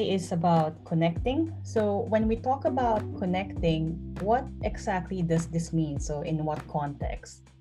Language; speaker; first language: English; non-native, local second language; Filipino